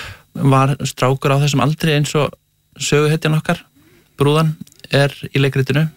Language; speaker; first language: Icelandic; native; Icelandic